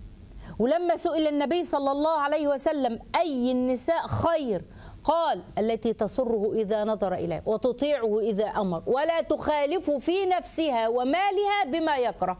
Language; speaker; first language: Arabic; native; Arabic